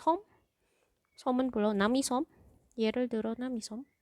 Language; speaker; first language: Korean; non-native, fluent; Indonesian